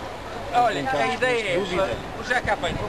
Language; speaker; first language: Portuguese; native; Portuguese